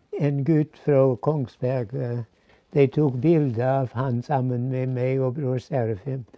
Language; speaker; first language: Norwegian; non-native, fluent; English